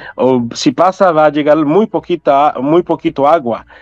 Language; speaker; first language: Spanish; non-native, fluent; Haitian Creole